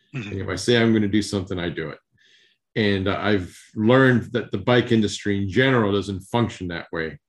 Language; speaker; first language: English; early bilingual, other home language; Spanish